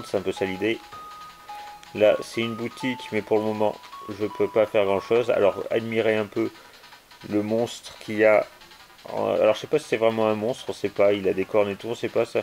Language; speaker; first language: French; native; French